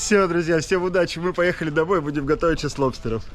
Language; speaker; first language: Russian; native; Russian